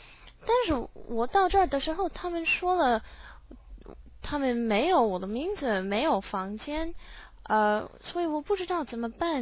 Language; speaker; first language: Chinese; non-native, learner; English